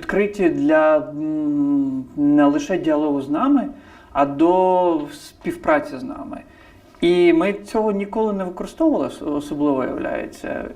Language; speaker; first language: Ukrainian; non-native, fluent; Crimean Tatar